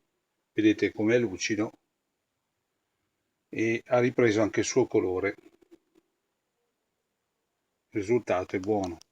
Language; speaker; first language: Italian; native; Italian